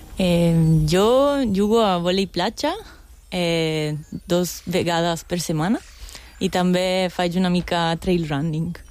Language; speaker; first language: Catalan; non-native, fluent; Italian